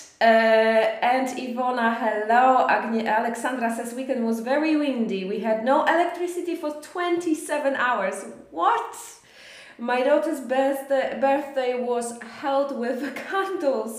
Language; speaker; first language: English; non-native, fluent; Polish